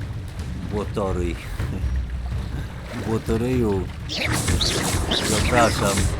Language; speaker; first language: Polish; native; Polish